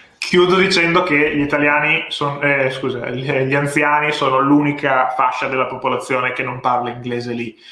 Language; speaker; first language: Italian; native; Italian